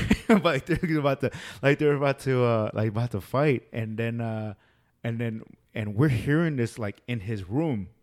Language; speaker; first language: English; early bilingual, other home language; Spanish